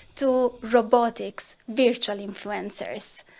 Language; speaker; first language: English; non-native, fluent; Italian